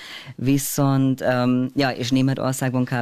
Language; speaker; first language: Hungarian; non-native, fluent; German